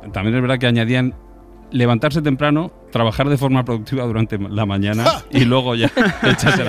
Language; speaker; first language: Spanish; native; Spanish